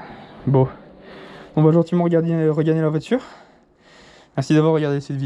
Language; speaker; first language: French; native; French